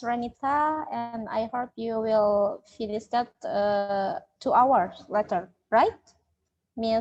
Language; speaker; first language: English; non-native, learner; Indonesian